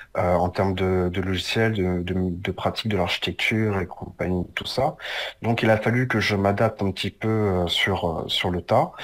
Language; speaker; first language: French; native; French